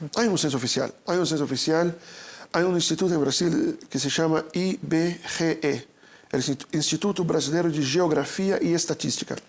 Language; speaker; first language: Spanish; non-native, fluent; Portuguese